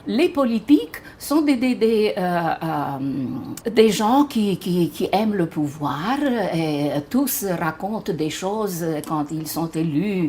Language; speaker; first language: French; non-native, fluent; Romanian